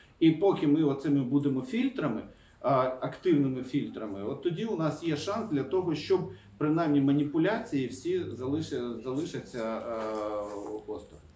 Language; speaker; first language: Ukrainian; non-native, local second language; Russian